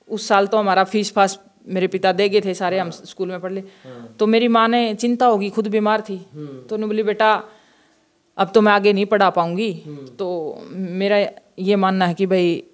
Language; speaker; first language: Hindi; native; Hindi